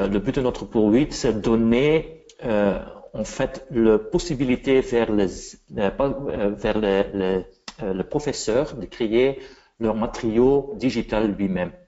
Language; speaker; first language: French; non-native, fluent; Dutch